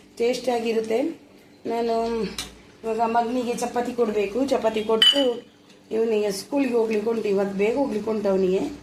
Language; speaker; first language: Kannada; non-native, local second language; Tulu